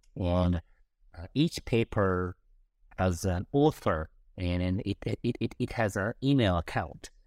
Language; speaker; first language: English; non-native, fluent; Japanese